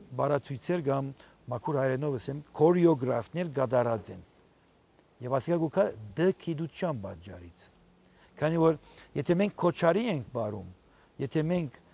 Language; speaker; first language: Armenian; early bilingual, heritage; Armenian